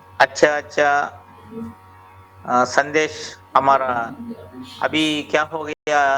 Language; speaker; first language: Hindi; non-native, local second language; Telugu